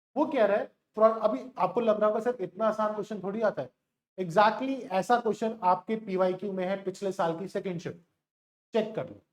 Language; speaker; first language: Hindi; native; Hindi